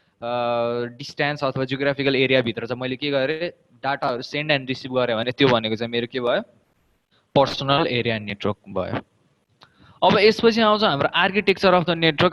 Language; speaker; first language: Nepali; native; Nepali